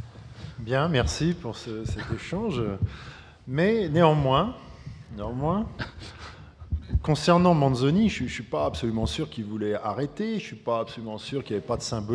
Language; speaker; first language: French; native; French